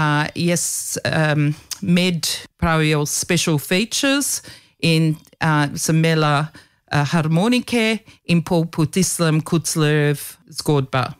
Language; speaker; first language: Slovenian; early bilingual, heritage; Slovenian